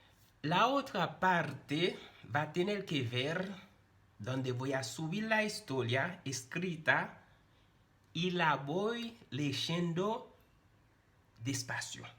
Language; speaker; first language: Spanish; non-native, fluent; Haitian Creole